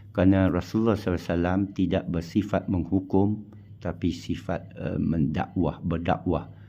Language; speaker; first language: Malay; non-native, local second language; Min Nan Chinese